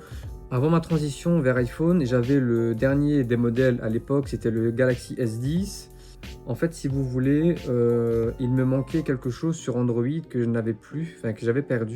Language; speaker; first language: French; native; French